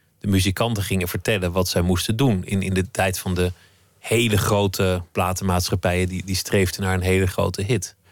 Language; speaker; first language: Dutch; native; Dutch